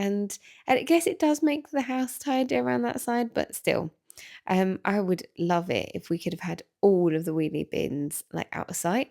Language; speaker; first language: English; native; English